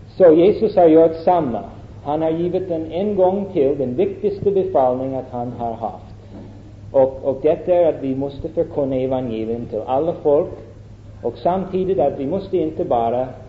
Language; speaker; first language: Swedish; non-native, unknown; English